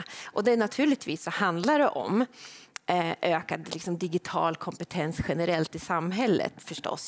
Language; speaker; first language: Swedish; native; Swedish